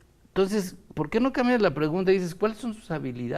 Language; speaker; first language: Spanish; native; Spanish